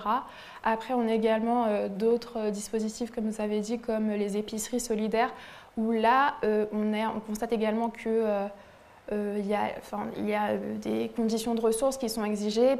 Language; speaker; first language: French; native; French